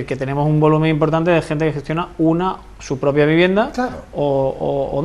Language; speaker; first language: Spanish; native; Spanish